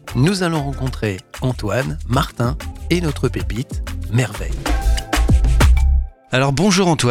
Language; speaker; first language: French; native; French